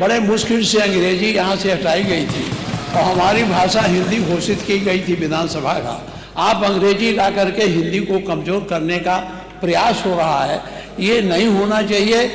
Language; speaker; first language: Hindi; native; Hindi